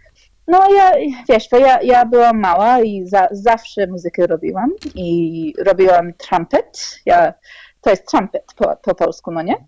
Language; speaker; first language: Polish; early bilingual, heritage; Polish